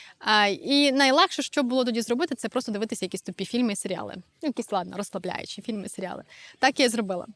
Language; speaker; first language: Ukrainian; native; Ukrainian